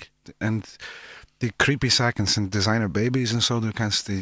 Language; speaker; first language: German; non-native, learner; English